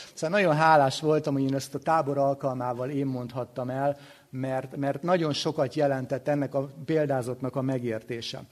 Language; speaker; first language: Hungarian; native; Hungarian